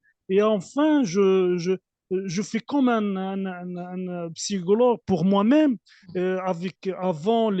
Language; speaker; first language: French; non-native, learner; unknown